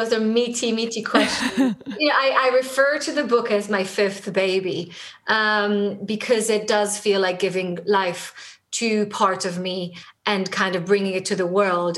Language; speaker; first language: English; non-native, fluent; Hebrew